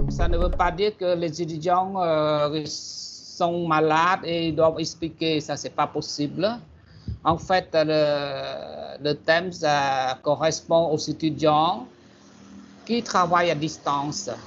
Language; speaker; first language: French; non-native, fluent; Khmer